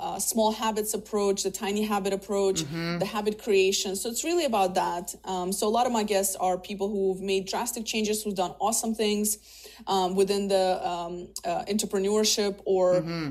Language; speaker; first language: English; early bilingual, other home language; Russian